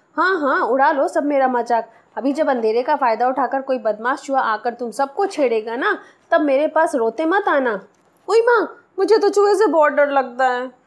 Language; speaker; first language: Hindi; non-native, local second language; Marathi